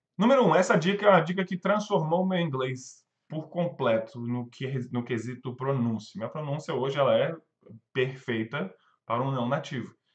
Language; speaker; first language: Portuguese; native; Portuguese